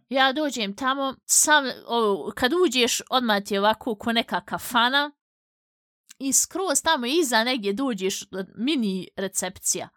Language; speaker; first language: Bosnian; early bilingual, heritage; Bosnian